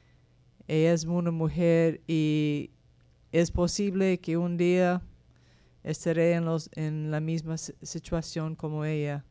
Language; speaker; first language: Spanish; non-native, fluent; English